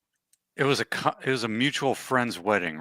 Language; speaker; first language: English; native; English